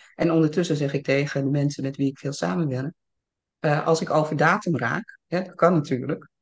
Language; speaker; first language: Dutch; early bilingual, other home language; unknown